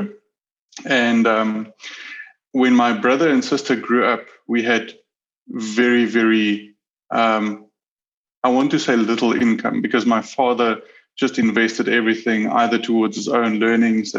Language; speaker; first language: English; non-native, local second language; Afrikaans